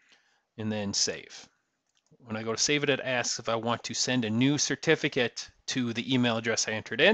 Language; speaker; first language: English; native; English